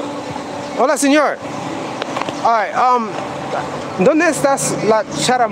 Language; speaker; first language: Spanish; non-native, learner; English